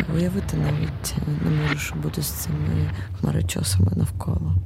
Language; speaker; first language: Ukrainian; non-native, local second language; Russian